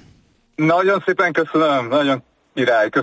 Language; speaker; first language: Hungarian; early bilingual, other home language; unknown